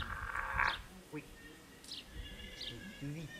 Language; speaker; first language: French; non-native, fluent; Romanian